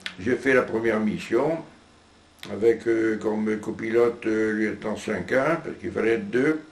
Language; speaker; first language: French; native; French